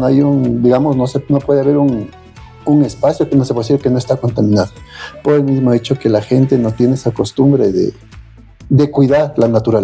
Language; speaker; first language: Spanish; native; Spanish